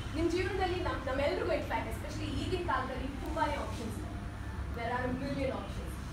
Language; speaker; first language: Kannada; non-native, local second language; Tamil